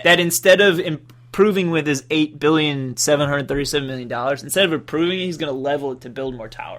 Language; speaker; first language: English; native; English